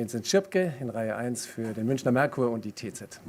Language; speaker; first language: German; native; German